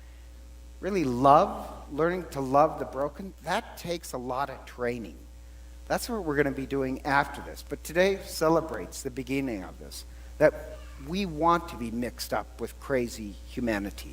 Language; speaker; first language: English; native; English